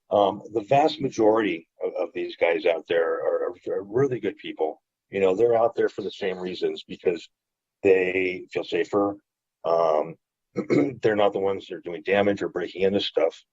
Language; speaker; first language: English; native; English